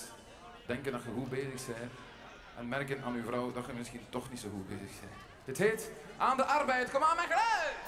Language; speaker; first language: Dutch; native; Dutch